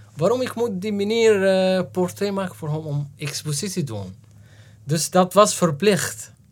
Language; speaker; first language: Dutch; non-native, learner; Arabic